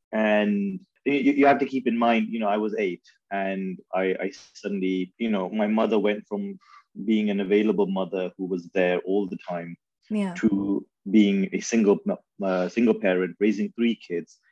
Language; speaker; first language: English; early bilingual, other home language; Urdu